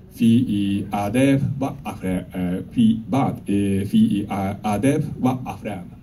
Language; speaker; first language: Arabic; non-native, learner; Japanese